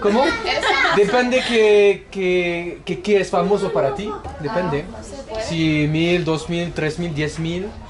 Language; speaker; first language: Spanish; non-native, learner; French